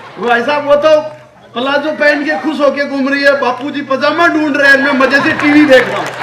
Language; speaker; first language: Hindi; non-native, local second language; Marwari